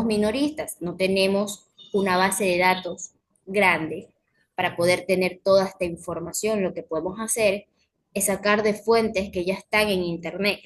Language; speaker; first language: Spanish; native; Spanish